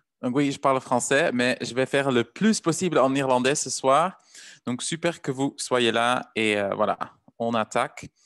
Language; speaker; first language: French; non-native, fluent; Dutch